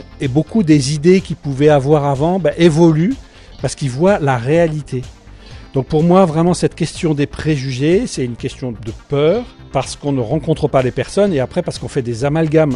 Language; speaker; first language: French; native; French